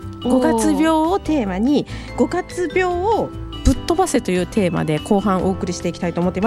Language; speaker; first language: Japanese; native; Japanese